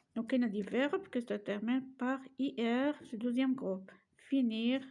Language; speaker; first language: French; non-native, local second language; Arabic